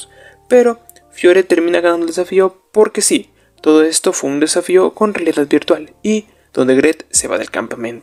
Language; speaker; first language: Spanish; native; Spanish